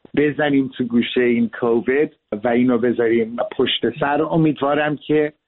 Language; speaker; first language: Persian; early bilingual, heritage; Persian